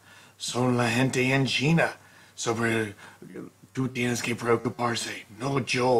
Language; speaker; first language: Spanish; non-native, learner; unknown